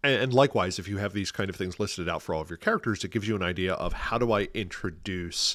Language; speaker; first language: English; native; English